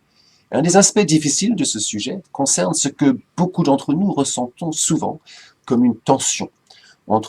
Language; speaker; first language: French; native; French